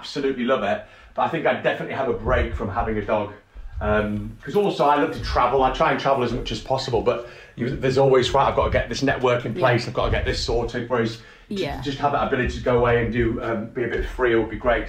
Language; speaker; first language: English; native; English